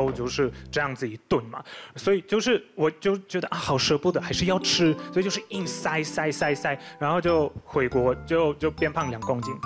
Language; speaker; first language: Chinese; non-native, fluent; Polish